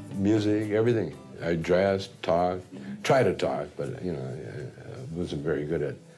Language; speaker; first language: English; native; English